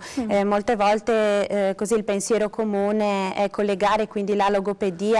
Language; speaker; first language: Italian; native; Italian